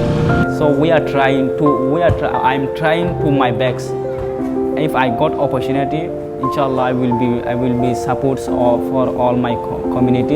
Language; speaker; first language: English; non-native, learner; Rohingya